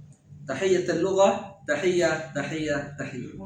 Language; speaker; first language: Arabic; non-native, learner; Indonesian